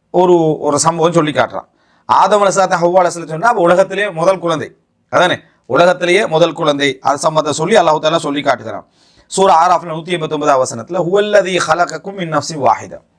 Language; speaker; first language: Tamil; native; Tamil